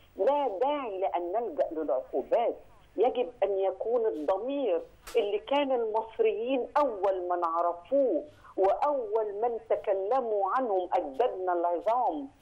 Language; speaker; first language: Arabic; native; Arabic